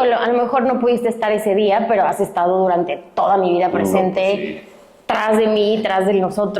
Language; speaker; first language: Spanish; native; Spanish